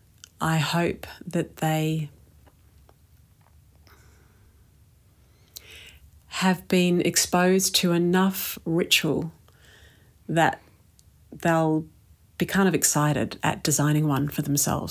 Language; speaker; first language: English; native; English